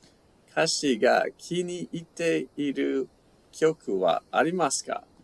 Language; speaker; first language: Japanese; non-native, learner; English